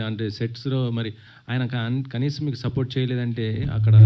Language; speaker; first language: Telugu; native; Telugu